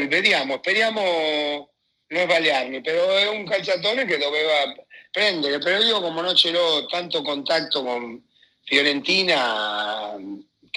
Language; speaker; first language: Italian; non-native, fluent; Spanish